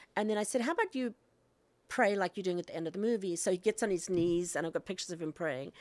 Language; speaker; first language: English; native; English